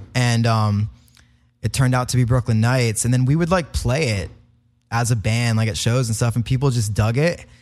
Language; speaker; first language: English; native; English